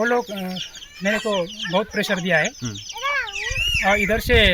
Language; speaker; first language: Hindi; non-native, local second language; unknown